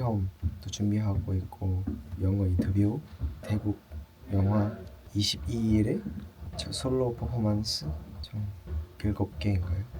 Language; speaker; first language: Korean; non-native, fluent; Thai